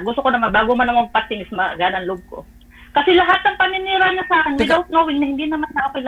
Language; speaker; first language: Filipino; native; Filipino